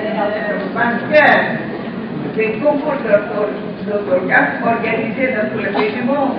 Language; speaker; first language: French; non-native, fluent; Indonesian